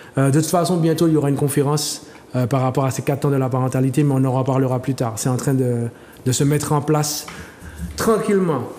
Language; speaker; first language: French; native; French